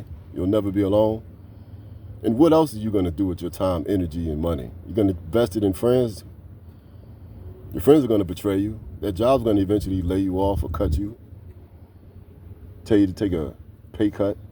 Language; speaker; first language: English; native; English